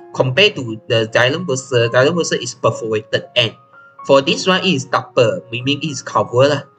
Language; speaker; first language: English; non-native, local second language; Chinese